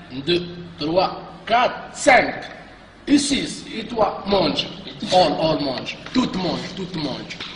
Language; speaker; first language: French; non-native, learner; Arabic